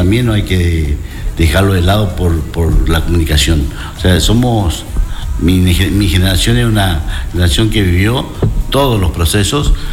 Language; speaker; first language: Spanish; native; Spanish